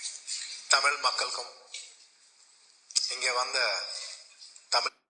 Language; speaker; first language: Tamil; non-native, local second language; Telugu